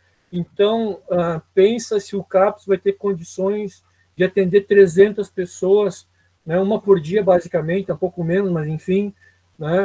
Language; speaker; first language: Portuguese; native; Portuguese